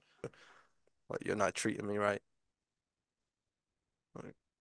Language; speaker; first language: English; native; English